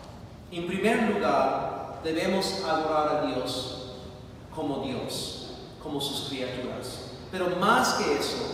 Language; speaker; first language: Spanish; non-native, fluent; English